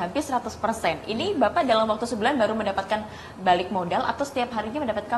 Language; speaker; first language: Indonesian; native; Indonesian